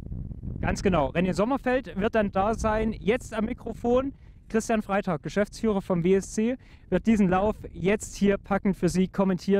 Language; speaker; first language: German; native; German